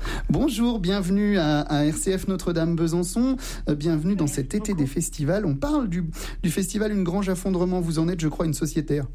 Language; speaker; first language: French; native; French